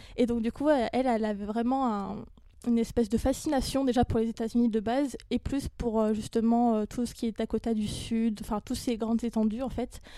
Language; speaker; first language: French; native; French